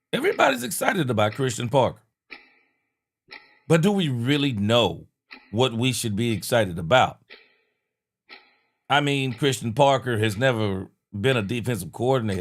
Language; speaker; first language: English; native; English